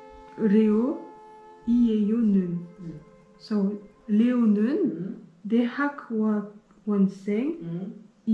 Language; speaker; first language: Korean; non-native, learner; French